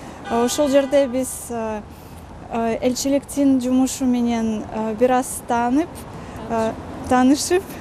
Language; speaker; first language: Kyrgyz; non-native, learner; Russian